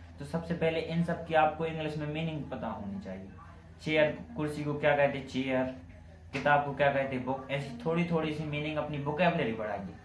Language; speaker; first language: Hindi; native; Hindi